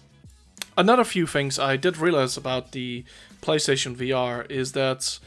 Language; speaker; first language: English; native; English